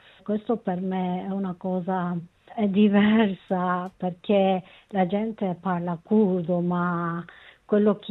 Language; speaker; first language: Italian; non-native, learner; Kurdish